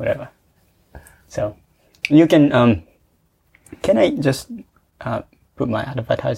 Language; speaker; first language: English; non-native, fluent; Japanese